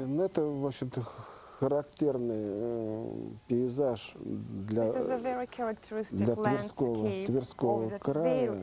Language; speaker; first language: Russian; native; Russian